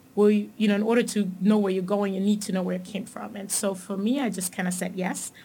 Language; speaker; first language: English; non-native, fluent; German